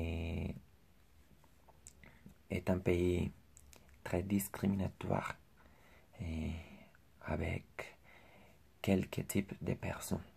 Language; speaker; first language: French; non-native, learner; Spanish